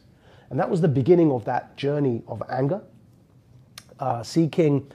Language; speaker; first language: English; native; English